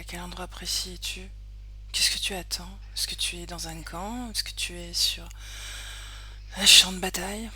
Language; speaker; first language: French; native; French